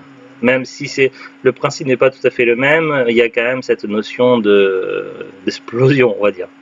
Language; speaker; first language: French; native; French